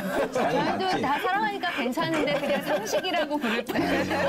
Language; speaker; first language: Korean; native; Korean